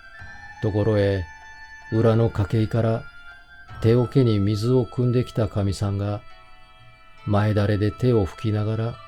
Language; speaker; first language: Japanese; native; Japanese